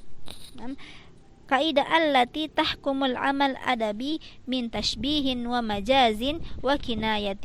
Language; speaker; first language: Arabic; non-native, fluent; Indonesian